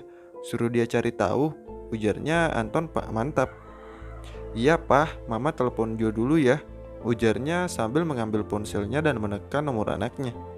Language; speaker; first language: Indonesian; native; Indonesian